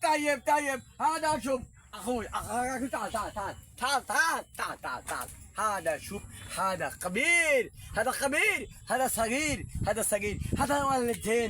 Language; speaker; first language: Arabic; non-native, learner; Bangla